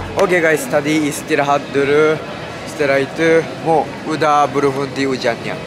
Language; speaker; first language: Indonesian; non-native, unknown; Japanese